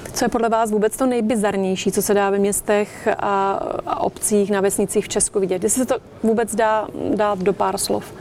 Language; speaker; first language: Czech; native; Czech